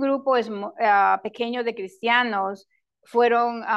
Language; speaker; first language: Spanish; non-native, local second language; English